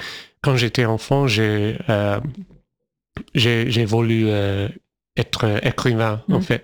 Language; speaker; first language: French; non-native, fluent; English